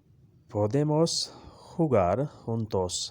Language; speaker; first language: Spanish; non-native, learner; Urdu